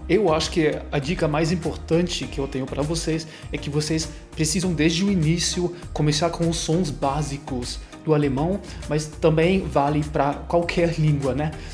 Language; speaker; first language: Portuguese; non-native, fluent; German